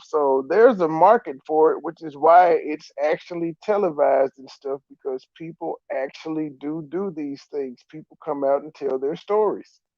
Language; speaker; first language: English; native; English